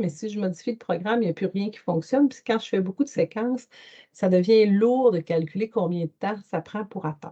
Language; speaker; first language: French; native; French